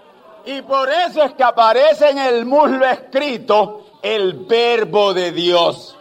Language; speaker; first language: Spanish; native; Spanish